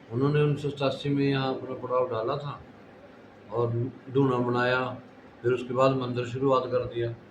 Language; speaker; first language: Hindi; non-native, local second language; Punjabi